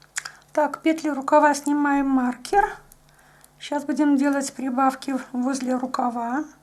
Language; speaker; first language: Russian; native; Russian